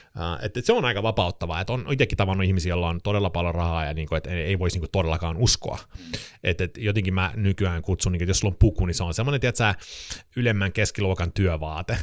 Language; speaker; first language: Finnish; early bilingual, heritage; Finnish